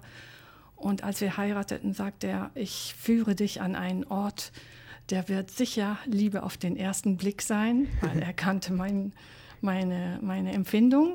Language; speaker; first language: German; native; German